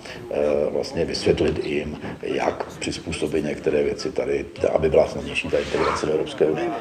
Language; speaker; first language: Czech; native; Czech